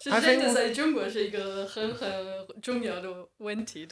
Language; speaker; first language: Chinese; non-native, fluent; English